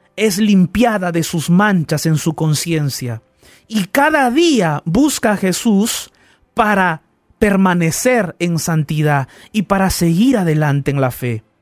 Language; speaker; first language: Spanish; native; Spanish